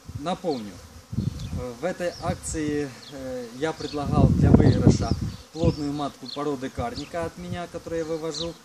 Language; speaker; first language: Russian; non-native, local second language; Ukrainian